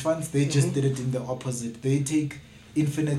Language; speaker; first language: English; non-native, local second language; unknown